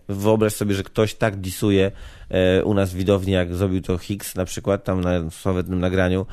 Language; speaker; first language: Polish; native; Polish